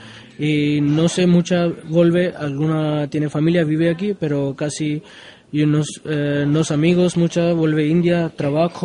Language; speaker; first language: Spanish; non-native, learner; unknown